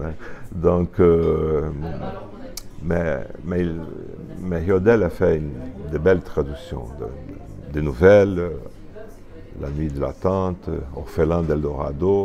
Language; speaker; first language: French; non-native, fluent; Portuguese